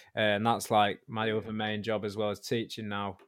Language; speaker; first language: English; native; English